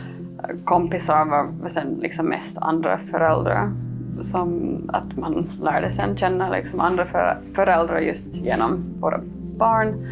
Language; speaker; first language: Swedish; non-native, fluent; English